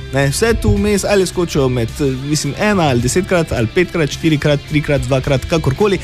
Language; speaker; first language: Slovenian; native; Slovenian